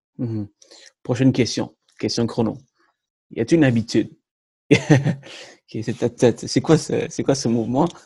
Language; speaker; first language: French; early bilingual, other home language; Tamil